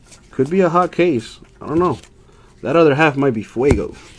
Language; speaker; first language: English; native; English